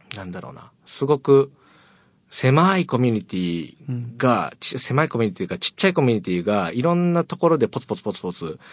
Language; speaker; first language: Japanese; native; Japanese